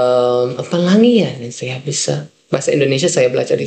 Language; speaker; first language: Indonesian; non-native, fluent; Dutch